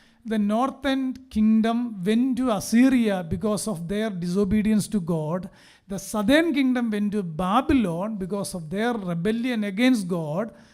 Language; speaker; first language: English; non-native, local second language; Malayalam